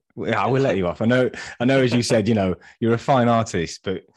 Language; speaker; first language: English; native; English